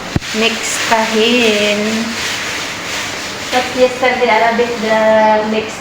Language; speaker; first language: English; non-native, local second language; Cebuano